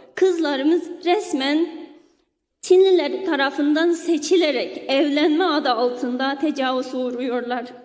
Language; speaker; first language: Turkish; non-native, fluent; Uyghur